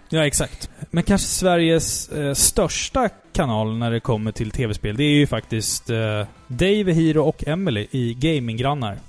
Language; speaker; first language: Swedish; native; Swedish